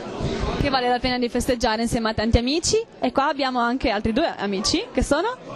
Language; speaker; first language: Italian; native; Italian